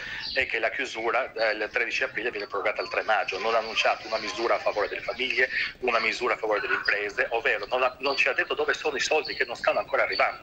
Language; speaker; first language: Italian; native; Italian